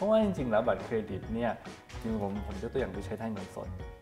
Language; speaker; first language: Thai; native; Thai